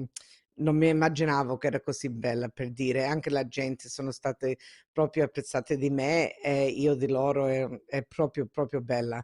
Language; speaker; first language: Italian; early bilingual, heritage; Italian